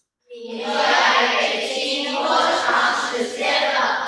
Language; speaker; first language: Chinese; non-native, learner; Indonesian